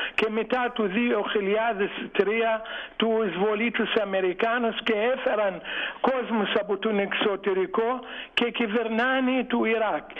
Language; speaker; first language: Greek; non-native, fluent; Arabic